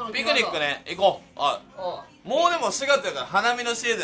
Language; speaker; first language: Japanese; native; Japanese